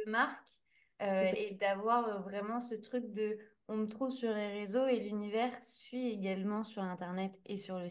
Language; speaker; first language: French; native; French